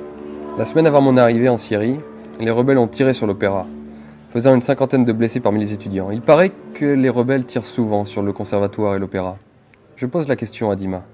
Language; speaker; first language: French; native; French